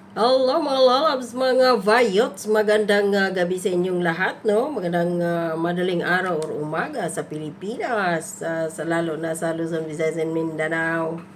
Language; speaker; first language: Filipino; non-native, local second language; Cebuano